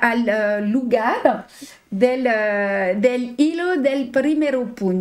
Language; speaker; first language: Spanish; non-native, learner; French